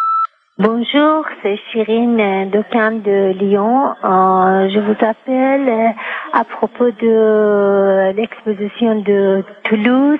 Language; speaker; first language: French; non-native, fluent; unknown